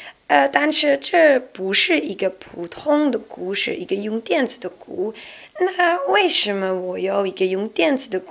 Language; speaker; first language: Chinese; non-native, learner; Dutch